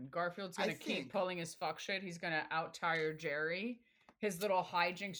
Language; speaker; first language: English; early bilingual, other home language; Spanish